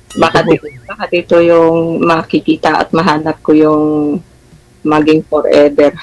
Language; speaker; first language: Filipino; non-native, local second language; Hiligaynon